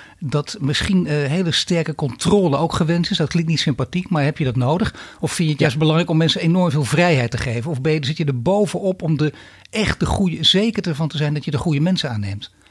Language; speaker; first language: Dutch; native; Dutch